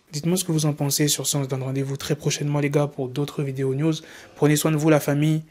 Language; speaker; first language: French; native; French